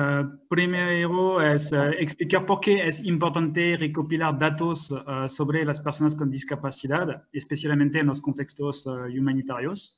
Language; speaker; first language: Spanish; non-native, fluent; French